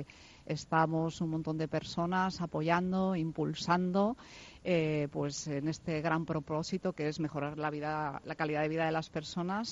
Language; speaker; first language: Spanish; native; Spanish